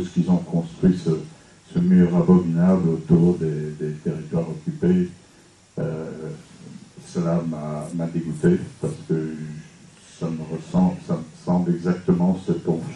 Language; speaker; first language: French; non-native, fluent; English